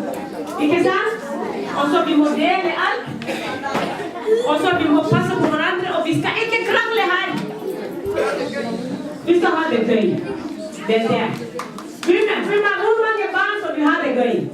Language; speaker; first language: Swedish; non-native, fluent; Somali